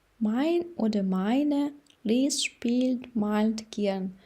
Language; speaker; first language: German; non-native, fluent; Ukrainian